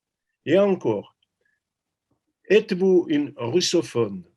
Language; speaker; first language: French; non-native, fluent; Russian